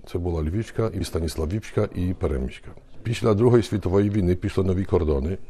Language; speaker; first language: Ukrainian; early bilingual, heritage; Ukrainian